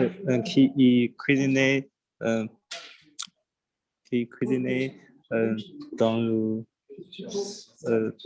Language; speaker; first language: French; non-native, learner; Chinese